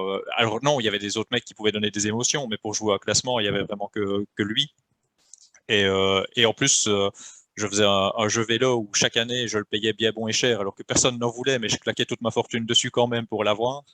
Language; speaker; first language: French; native; French